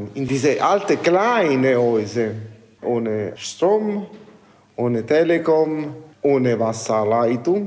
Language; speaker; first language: German; non-native, learner; Italian